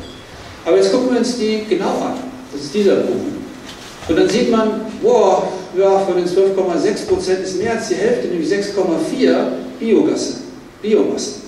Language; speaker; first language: German; native; German